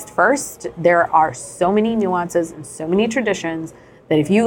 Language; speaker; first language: English; native; English